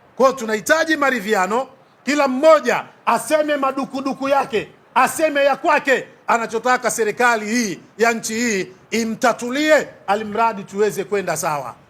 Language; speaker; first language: Swahili; native; Swahili